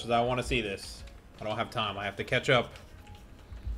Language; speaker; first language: English; native; English